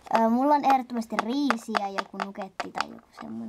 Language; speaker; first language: Finnish; native; Finnish